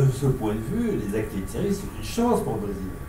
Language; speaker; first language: French; native; French